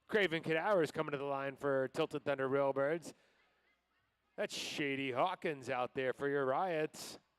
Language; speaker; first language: English; native; English